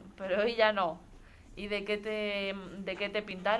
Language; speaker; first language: Spanish; native; Spanish